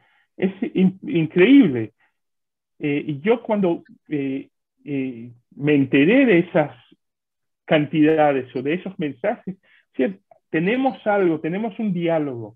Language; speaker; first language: Spanish; non-native, fluent; Hebrew